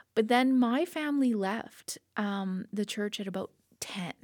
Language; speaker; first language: English; native; English